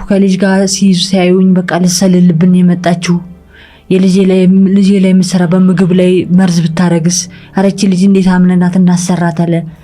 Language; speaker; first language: Amharic; early bilingual, other home language; English